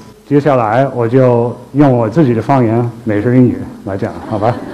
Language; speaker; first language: Chinese; non-native, fluent; English